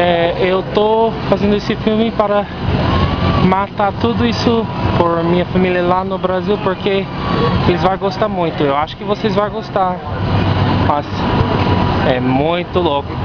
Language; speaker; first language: Portuguese; non-native, fluent; English